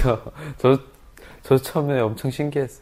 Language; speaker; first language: Korean; native; Korean